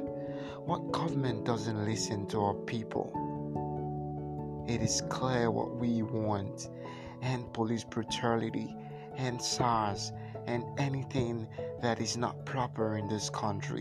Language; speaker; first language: English; non-native, local second language; Yoruba